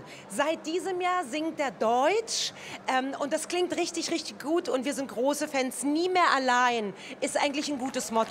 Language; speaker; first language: German; native; German